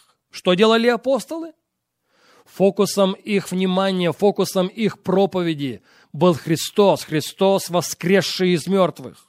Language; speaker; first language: Russian; native; Russian